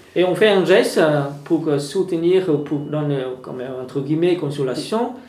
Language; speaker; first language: French; non-native, fluent; Vietnamese